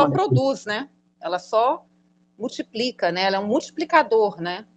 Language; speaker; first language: Portuguese; native; Portuguese